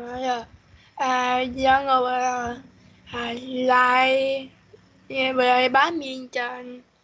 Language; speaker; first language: English; non-native, learner; Vietnamese